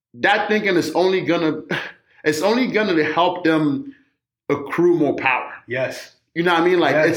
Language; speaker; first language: English; native; English